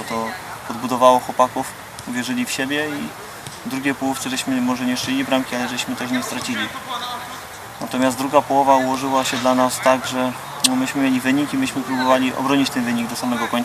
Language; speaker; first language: Polish; native; Polish